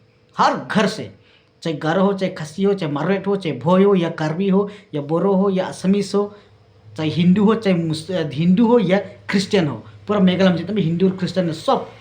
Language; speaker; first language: Hindi; non-native, local second language; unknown